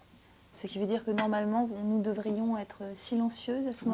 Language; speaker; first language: French; native; French